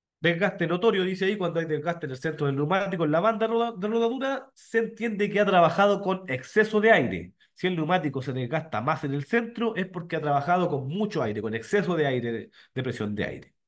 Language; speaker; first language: Spanish; native; Spanish